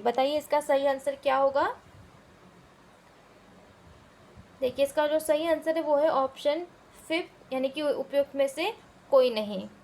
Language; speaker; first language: Hindi; native; Hindi